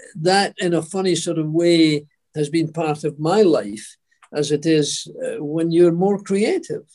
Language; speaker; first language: English; native; English